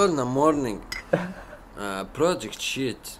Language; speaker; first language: English; non-native, learner; Russian